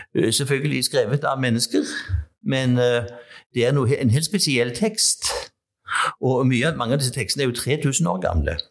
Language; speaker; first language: Norwegian; native; Norwegian